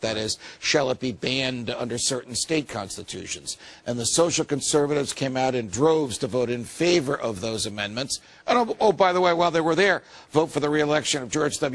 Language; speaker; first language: English; native; English